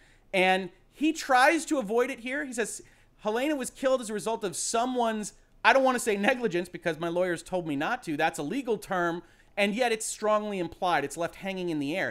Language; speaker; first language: English; native; English